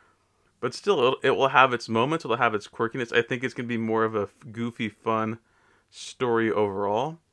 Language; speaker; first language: English; native; English